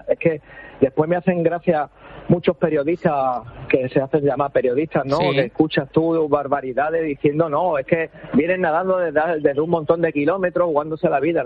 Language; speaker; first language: Spanish; native; Spanish